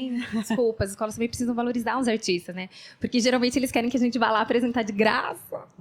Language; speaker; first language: Portuguese; native; Portuguese